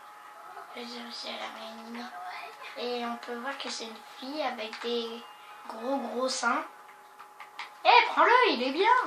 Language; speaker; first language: French; native; French